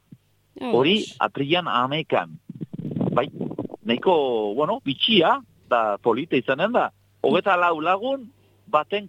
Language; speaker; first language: Basque; native; Basque